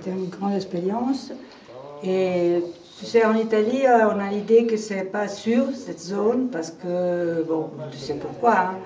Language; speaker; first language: French; non-native, fluent; Italian